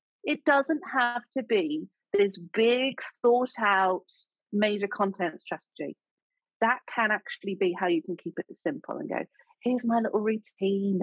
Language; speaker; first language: English; native; English